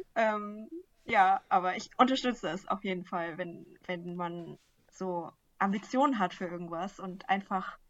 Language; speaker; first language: German; early bilingual, other home language; Vietnamese